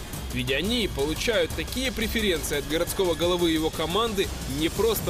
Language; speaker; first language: Russian; non-native, local second language; Ukrainian